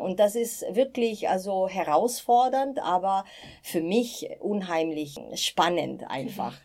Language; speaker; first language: German; non-native, fluent; Italian